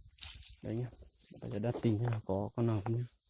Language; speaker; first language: Vietnamese; non-native, local second language; Hmong